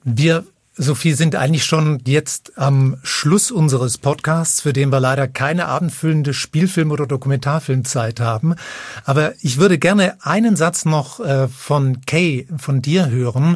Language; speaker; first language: German; native; German